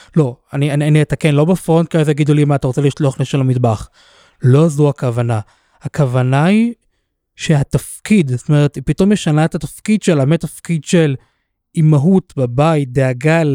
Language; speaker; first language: Hebrew; native; Hebrew